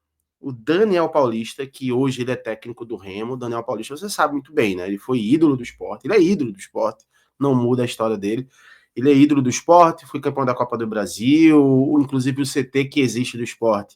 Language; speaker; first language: Portuguese; native; Portuguese